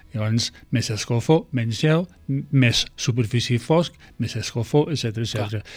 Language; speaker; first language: Catalan; non-native, fluent; English